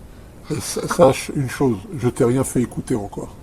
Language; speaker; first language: French; native; French